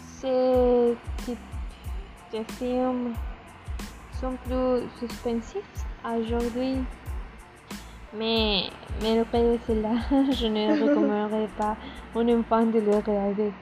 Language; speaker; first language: French; non-native, learner; Spanish